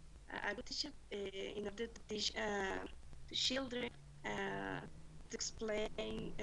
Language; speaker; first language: English; non-native, learner; Spanish